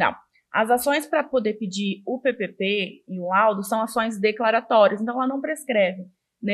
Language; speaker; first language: Portuguese; native; Portuguese